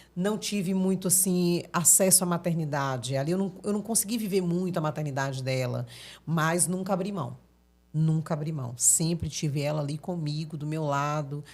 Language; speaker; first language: Portuguese; native; Portuguese